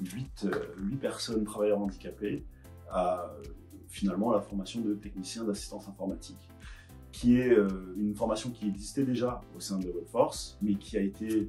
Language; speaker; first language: French; native; French